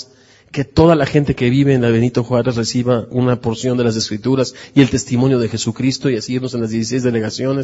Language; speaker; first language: Spanish; native; Spanish